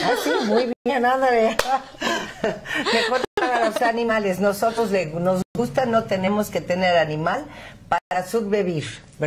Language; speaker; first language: Spanish; non-native, fluent; English